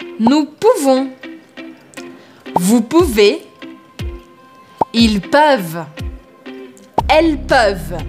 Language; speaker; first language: French; non-native, learner; Portuguese